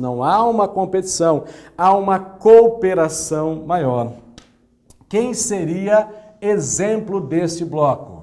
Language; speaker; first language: Portuguese; native; Portuguese